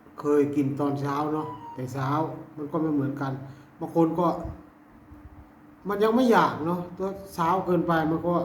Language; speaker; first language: Thai; non-native, local second language; Lao